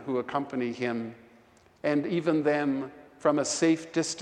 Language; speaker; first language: English; native; English